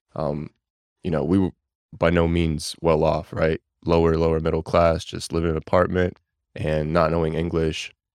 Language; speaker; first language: English; early bilingual, other home language; Bulgarian